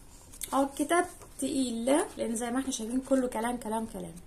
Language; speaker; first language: Arabic; native; Arabic